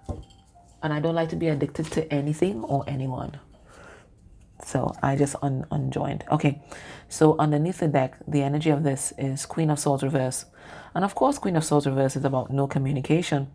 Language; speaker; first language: English; native; English